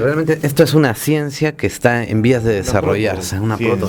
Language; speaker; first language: Spanish; native; Spanish